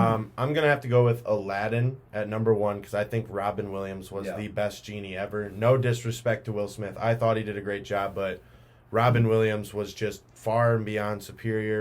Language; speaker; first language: English; native; English